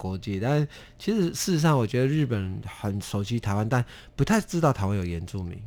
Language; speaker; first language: Chinese; non-native, local second language; Amis